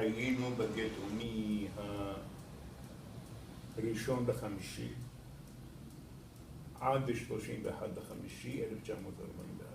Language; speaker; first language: Hebrew; non-native, fluent; Arabic